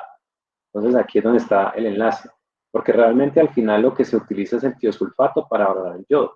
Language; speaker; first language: Spanish; native; Spanish